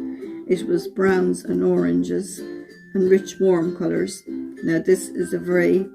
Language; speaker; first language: English; native; English